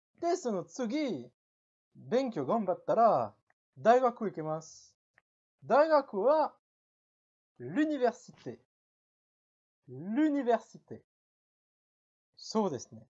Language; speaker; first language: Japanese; non-native, fluent; French